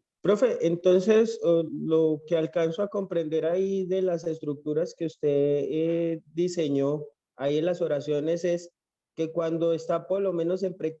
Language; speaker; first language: Spanish; native; Spanish